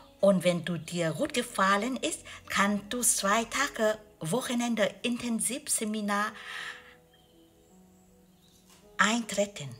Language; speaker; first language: German; non-native, learner; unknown